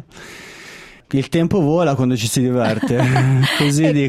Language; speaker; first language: Italian; native; Italian